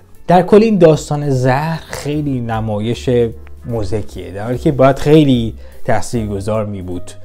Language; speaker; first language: Persian; native; Persian